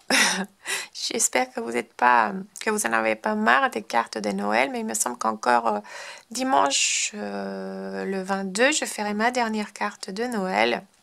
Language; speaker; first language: French; non-native, fluent; Spanish